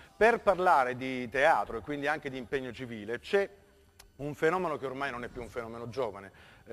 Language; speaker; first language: Italian; native; Italian